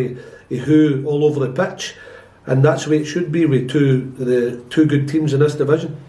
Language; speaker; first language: English; native; English